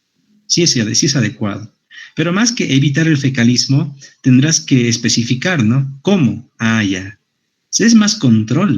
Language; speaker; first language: Spanish; native; Spanish